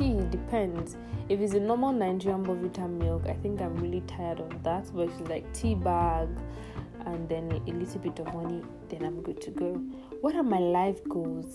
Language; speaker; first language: English; non-native, local second language; Igbo